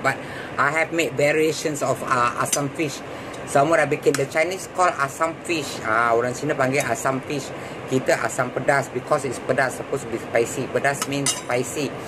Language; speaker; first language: English; non-native, local second language; Malay